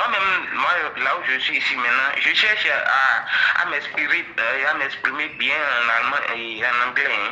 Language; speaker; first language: French; non-native, local second language; Fon